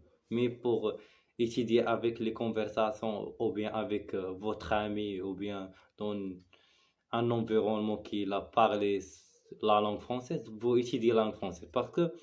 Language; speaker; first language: French; non-native, learner; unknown